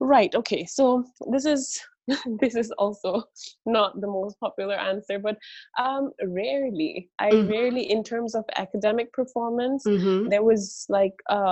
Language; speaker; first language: English; early bilingual, other home language; Bangla